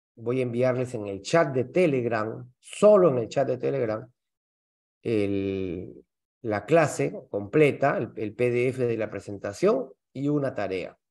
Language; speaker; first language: Spanish; native; Spanish